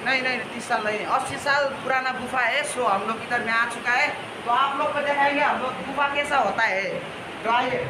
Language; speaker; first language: Hindi; non-native, local second language; Nepali